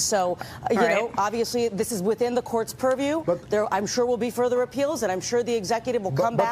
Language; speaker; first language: English; native; English